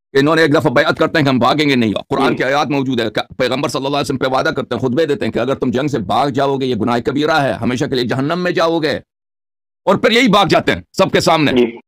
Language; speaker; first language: Urdu; non-native, local second language; Persian